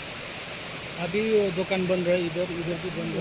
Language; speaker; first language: Hindi; non-native, local second language; Nepali